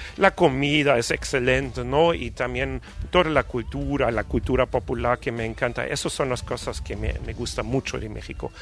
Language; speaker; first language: Spanish; non-native, fluent; German